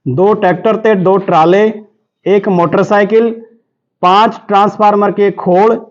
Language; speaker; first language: Hindi; non-native, local second language; Punjabi